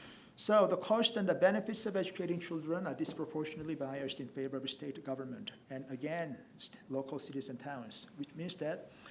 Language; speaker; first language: English; non-native, fluent; Korean